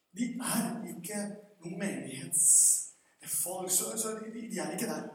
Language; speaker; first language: Norwegian; non-native, fluent; Spanish